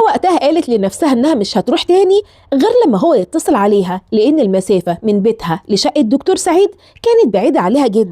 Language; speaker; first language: Arabic; native; Arabic